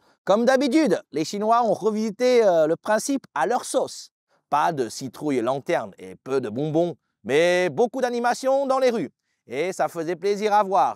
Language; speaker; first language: French; native; French